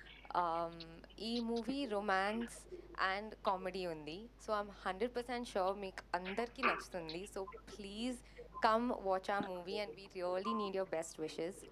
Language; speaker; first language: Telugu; non-native, learner; Kannada